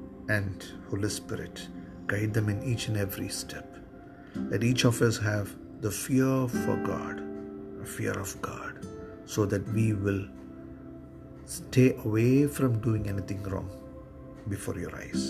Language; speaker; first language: English; non-native, local second language; Tamil